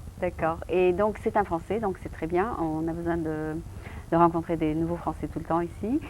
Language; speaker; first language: French; native; French